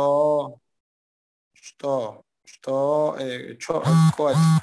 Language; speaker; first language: Russian; non-native, learner; Spanish